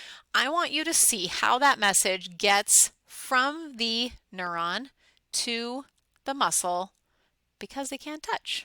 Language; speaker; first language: English; native; English